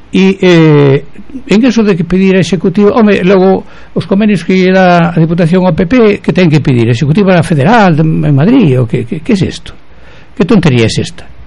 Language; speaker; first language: Galician; native; Galician